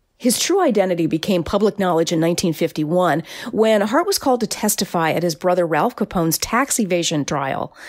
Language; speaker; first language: English; native; English